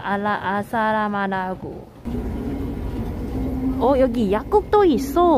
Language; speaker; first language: Korean; non-native, learner; Cantonese